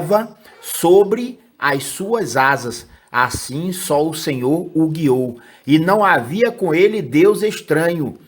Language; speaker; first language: Portuguese; native; Portuguese